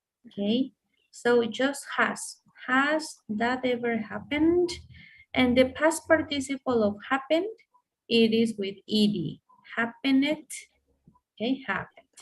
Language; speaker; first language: English; non-native, fluent; Spanish